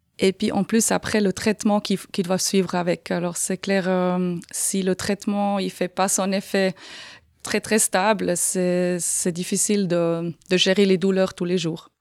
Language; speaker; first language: French; non-native, fluent; Swiss German